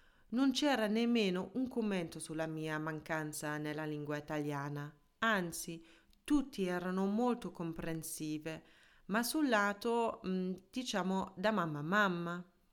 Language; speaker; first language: Italian; non-native, fluent; German